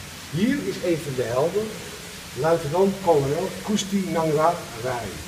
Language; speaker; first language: Dutch; native; Dutch